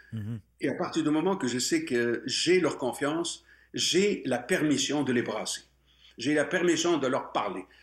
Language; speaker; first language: French; non-native, local second language; Arabic